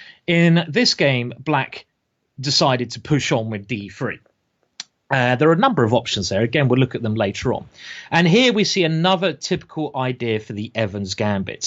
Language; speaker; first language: English; native; English